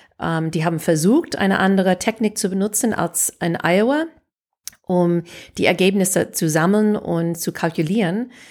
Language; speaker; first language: German; non-native, fluent; English